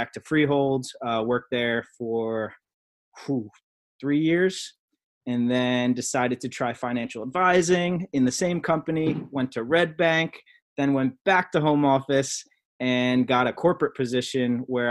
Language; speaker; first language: English; native; English